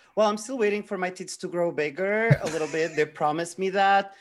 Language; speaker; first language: English; non-native, fluent; Portuguese